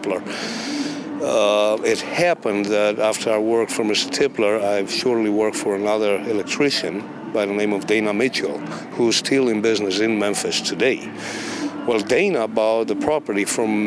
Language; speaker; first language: English; non-native, fluent; Romanian